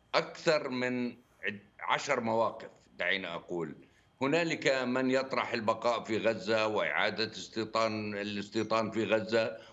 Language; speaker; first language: Arabic; native; Arabic